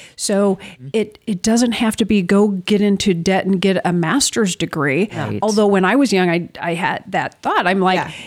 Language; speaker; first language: English; native; English